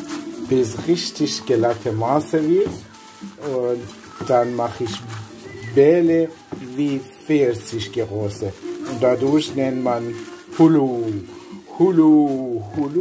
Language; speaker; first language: German; non-native, learner; Persian